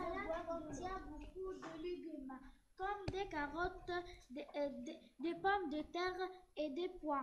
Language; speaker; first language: French; non-native, learner; Arabic